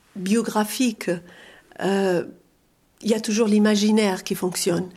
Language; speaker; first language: French; non-native, fluent; Persian